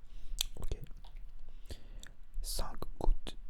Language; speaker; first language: French; non-native, learner; Spanish